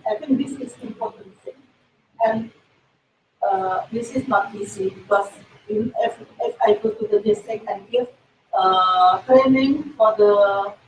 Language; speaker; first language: English; non-native, learner; Indonesian